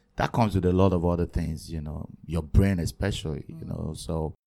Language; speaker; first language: English; non-native, local second language; Yoruba